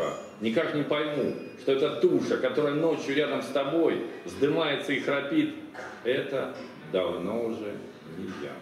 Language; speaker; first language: Russian; native; Russian